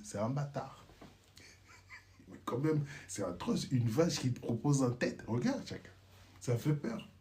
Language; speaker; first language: French; native; French